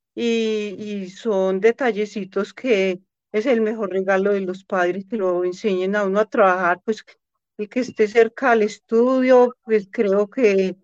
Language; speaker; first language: Spanish; native; Spanish